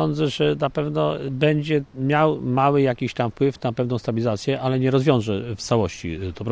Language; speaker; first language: Polish; native; Polish